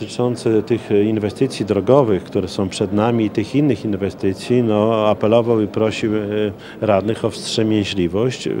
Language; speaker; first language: Polish; native; Polish